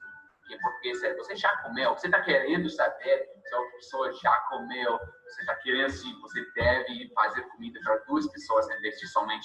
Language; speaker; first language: Portuguese; non-native, fluent; English